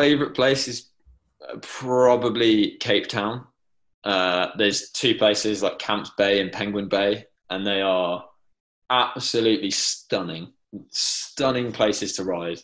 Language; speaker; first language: English; native; English